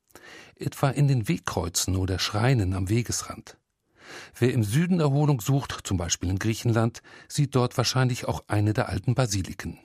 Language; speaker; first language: German; native; German